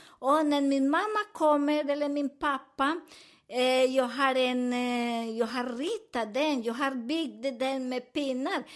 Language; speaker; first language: Swedish; non-native, fluent; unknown